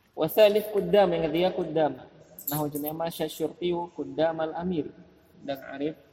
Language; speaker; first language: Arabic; non-native, fluent; Indonesian